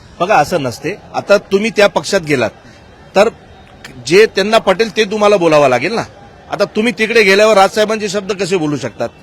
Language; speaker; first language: Marathi; non-native, local second language; Gujarati